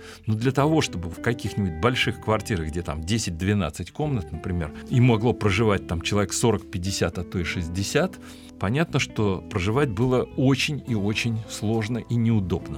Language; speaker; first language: Russian; native; Russian